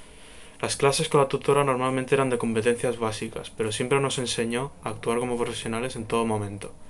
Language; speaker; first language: Spanish; native; Spanish